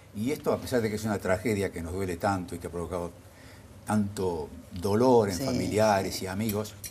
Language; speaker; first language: Spanish; native; Spanish